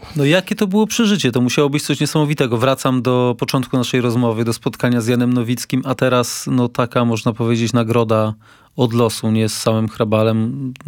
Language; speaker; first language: Polish; native; Polish